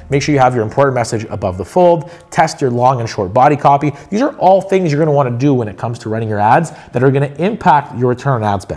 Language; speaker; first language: English; native; English